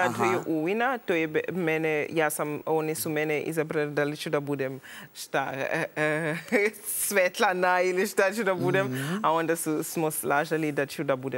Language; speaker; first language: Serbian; non-native, learner; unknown